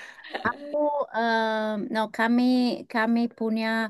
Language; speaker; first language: Indonesian; non-native, learner; English